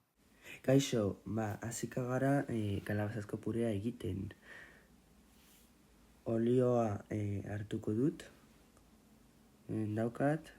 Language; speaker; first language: Basque; non-native, local second language; Spanish